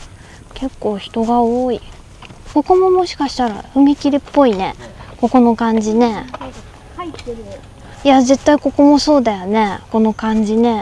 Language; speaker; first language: Japanese; native; Japanese